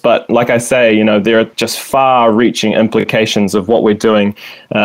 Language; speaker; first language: English; native; English